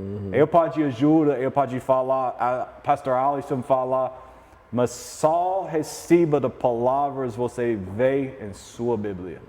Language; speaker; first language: Portuguese; non-native, learner; English